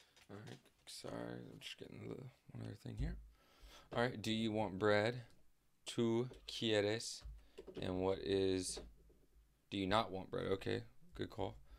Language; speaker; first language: English; native; English